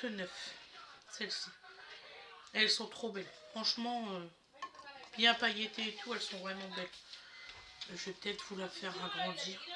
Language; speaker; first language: French; native; French